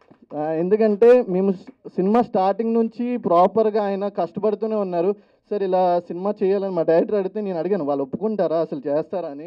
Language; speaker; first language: Telugu; native; Telugu